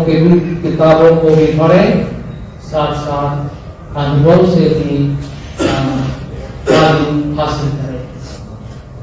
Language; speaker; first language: Hindi; non-native, local second language; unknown